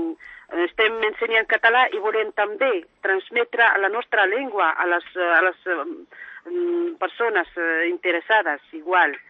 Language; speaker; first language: Catalan; non-native, fluent; Arabic